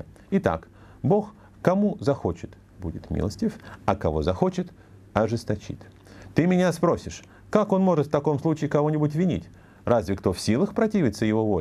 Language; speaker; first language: Russian; native; Russian